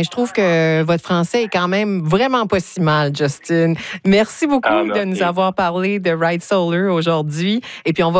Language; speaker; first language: French; native; French